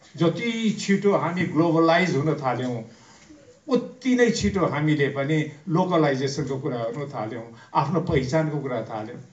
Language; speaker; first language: Nepali; non-native, local second language; Limburgish